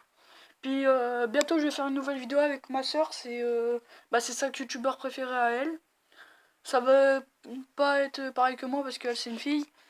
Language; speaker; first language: French; native; French